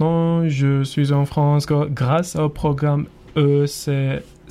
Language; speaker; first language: French; non-native, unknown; Turkish